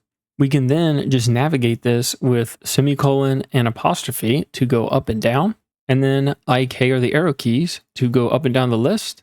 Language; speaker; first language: English; native; English